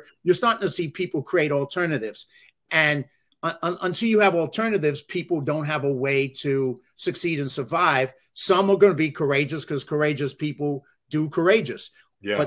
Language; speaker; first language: English; native; English